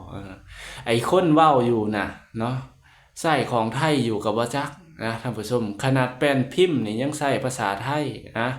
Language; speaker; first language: Thai; non-native, local second language; Lao